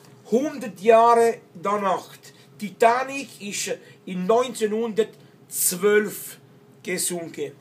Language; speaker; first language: German; non-native, learner; Italian